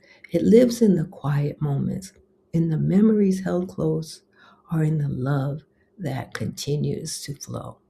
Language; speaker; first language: English; native; English